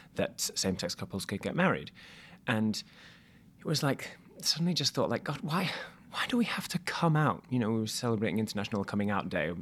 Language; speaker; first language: English; native; English